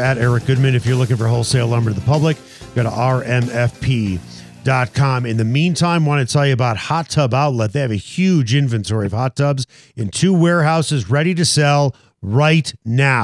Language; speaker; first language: English; native; English